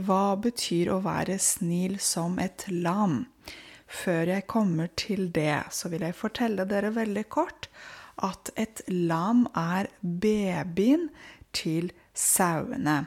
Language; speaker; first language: Norwegian; non-native, fluent; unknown